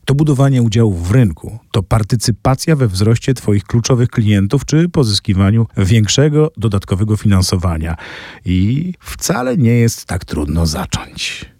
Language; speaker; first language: Polish; native; Polish